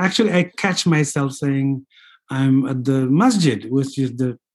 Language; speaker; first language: English; non-native, fluent; Fula